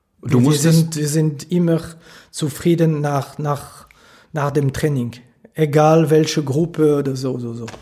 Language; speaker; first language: German; non-native, local second language; French